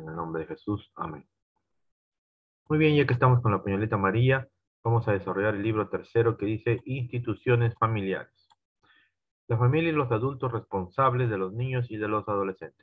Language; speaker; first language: Spanish; native; Spanish